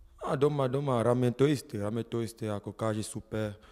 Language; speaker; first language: Slovak; non-native, learner; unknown